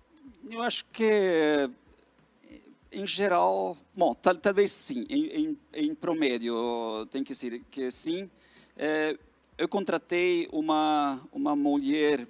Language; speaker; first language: Portuguese; non-native, fluent; Norwegian